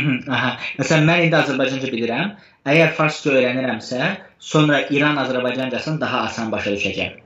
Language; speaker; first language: Azerbaijani; non-native, fluent; Turkish